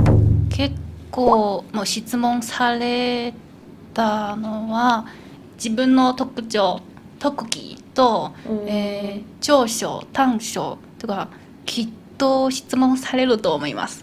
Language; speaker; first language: Japanese; non-native, fluent; Chinese